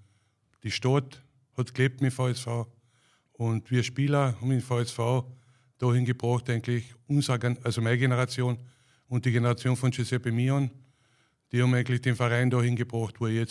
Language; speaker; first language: German; native; German